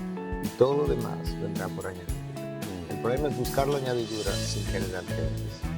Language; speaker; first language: Spanish; native; Spanish